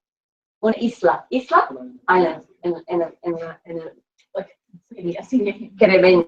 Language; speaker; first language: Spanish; non-native, fluent; English